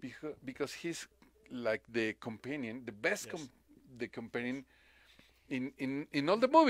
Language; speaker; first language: English; non-native, learner; Spanish